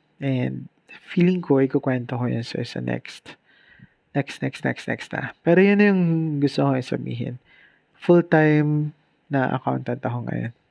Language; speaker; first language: Filipino; non-native, local second language; Bikol